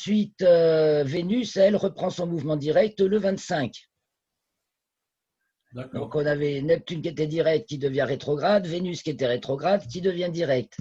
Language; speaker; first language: French; native; French